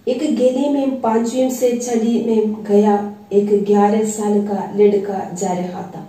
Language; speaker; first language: Hindi; non-native, local second language; Malayalam